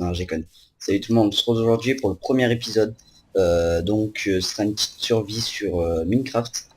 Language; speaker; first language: French; native; French